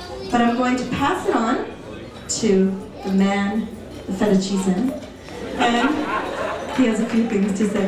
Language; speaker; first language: English; early bilingual, other home language; Greek